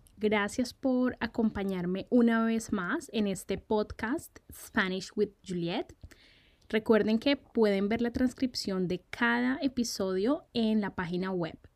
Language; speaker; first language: Spanish; native; Spanish